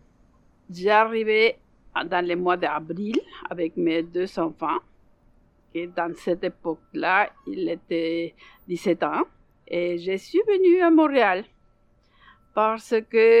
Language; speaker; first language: French; non-native, learner; Spanish